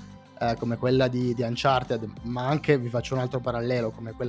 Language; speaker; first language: Italian; native; Italian